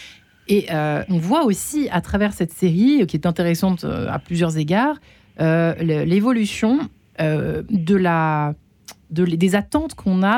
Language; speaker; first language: French; native; French